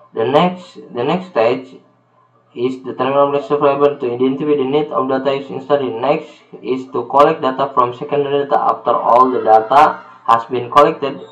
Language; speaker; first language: English; non-native, learner; Indonesian